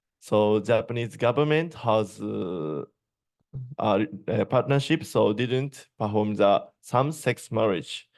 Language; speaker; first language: English; non-native, learner; Japanese